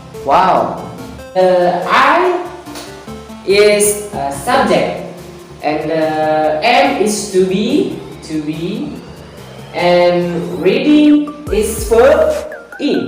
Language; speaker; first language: English; non-native, learner; Indonesian